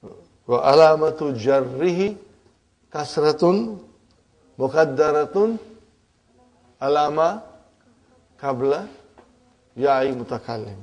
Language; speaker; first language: Arabic; non-native, fluent; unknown